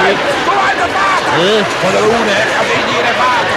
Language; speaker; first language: Dutch; native; Dutch